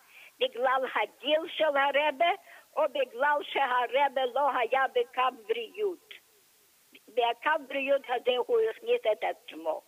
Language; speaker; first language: Hebrew; non-native, fluent; English